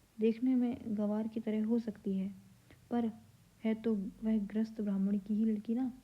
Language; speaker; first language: Hindi; native; Hindi